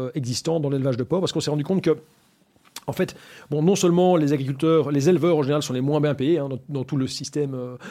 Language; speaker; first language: French; native; French